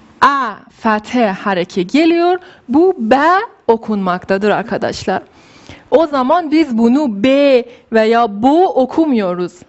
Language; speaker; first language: Turkish; non-native, fluent; Persian